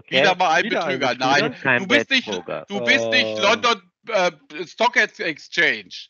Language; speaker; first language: German; native; German